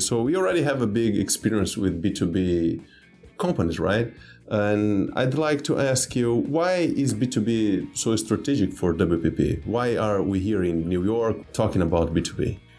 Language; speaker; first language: English; non-native, fluent; Portuguese